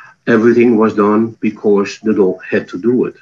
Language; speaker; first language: English; non-native, fluent; Dutch